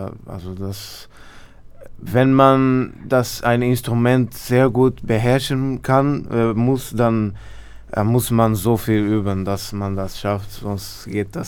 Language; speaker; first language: German; non-native, fluent; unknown